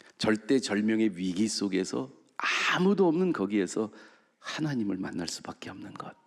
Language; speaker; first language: Korean; early bilingual, heritage; Korean